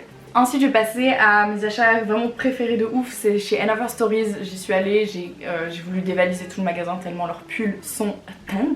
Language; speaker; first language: French; native; French